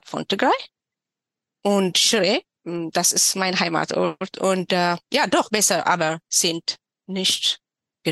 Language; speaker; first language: German; non-native, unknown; Tigrinya